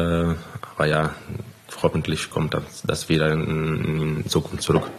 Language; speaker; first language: German; non-native, fluent; Croatian